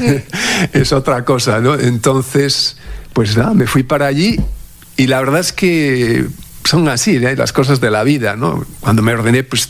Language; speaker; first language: Spanish; native; Spanish